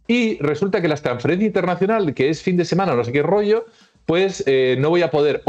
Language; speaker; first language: Spanish; early bilingual, heritage; Spanish